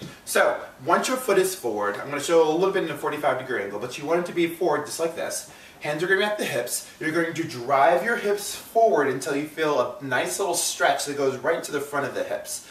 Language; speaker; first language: English; native; English